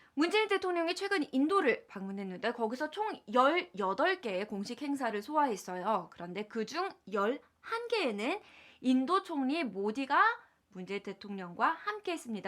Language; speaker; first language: Korean; early bilingual, heritage; Korean